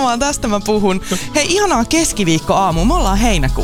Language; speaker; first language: Finnish; native; Finnish